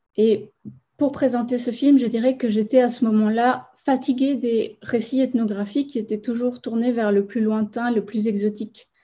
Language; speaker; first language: French; non-native, fluent; Spanish